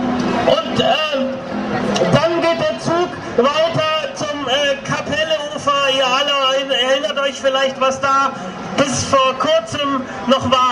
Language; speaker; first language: German; native; German